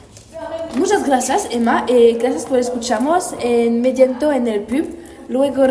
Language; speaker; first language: Spanish; non-native, learner; French